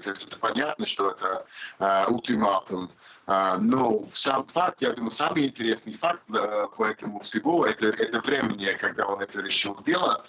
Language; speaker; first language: Russian; non-native, learner; English